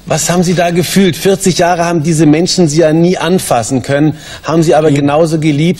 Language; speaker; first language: German; native; German